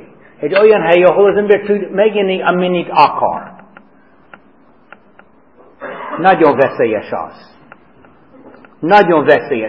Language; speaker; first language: Hungarian; non-native, fluent; English